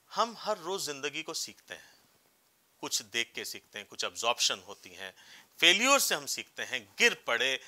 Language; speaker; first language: Hindi; native; Hindi